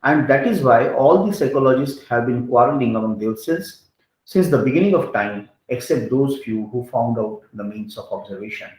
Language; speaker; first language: English; non-native, local second language; Hindi